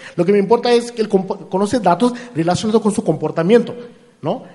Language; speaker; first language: Spanish; non-native, fluent; Hindi